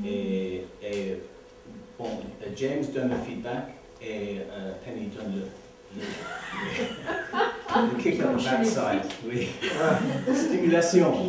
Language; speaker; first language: French; non-native, learner; English